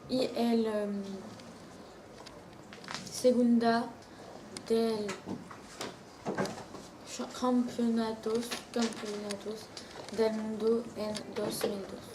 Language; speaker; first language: Spanish; non-native, learner; French